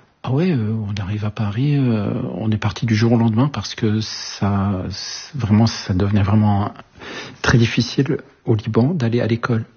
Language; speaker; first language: French; early bilingual, other home language; Arabic